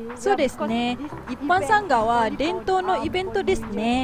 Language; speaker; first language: Japanese; non-native, fluent; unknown